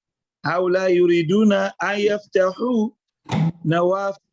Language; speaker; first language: Arabic; non-native, learner; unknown